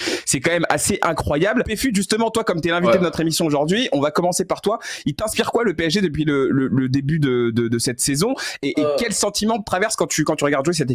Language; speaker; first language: French; native; French